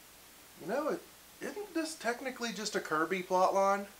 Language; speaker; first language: English; native; English